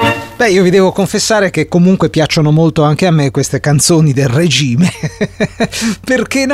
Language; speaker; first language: Italian; native; Italian